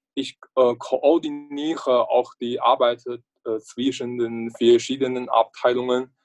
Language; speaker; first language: German; non-native, learner; Chinese